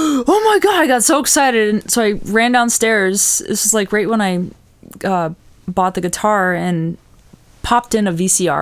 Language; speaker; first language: English; native; English